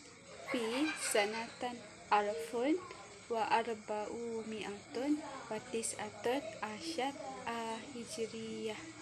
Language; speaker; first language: Arabic; non-native, learner; Malay